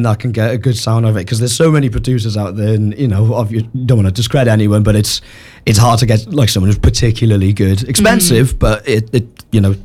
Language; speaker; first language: English; native; English